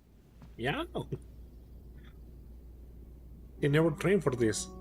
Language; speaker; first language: English; non-native, fluent; Spanish